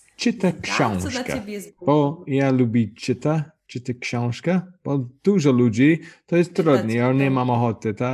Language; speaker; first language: Polish; non-native, learner; English